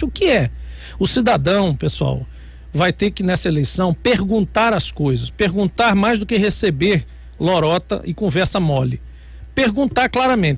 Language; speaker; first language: Portuguese; native; Portuguese